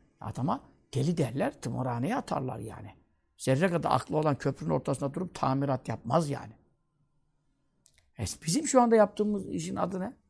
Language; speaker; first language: Turkish; native; Turkish